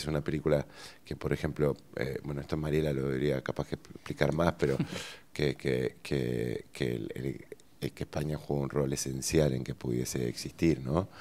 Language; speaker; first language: Spanish; native; Spanish